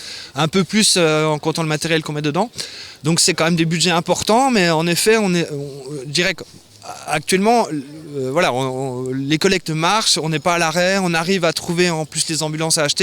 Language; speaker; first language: French; native; French